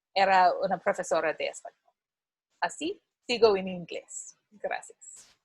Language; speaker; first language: Spanish; non-native, learner; English